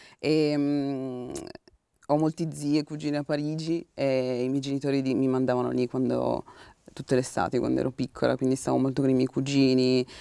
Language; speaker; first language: Italian; early bilingual, other home language; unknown